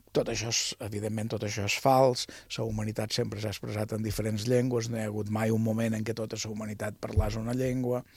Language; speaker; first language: Catalan; native; Catalan